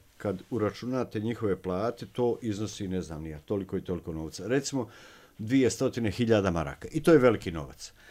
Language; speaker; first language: Serbian; native; Serbian